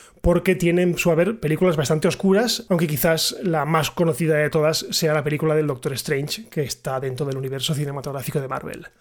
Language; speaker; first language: Spanish; native; Spanish